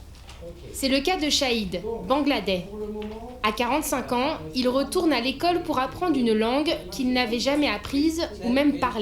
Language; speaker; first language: French; native; French